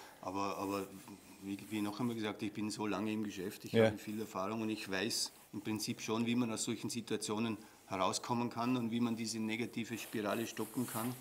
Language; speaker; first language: German; native; German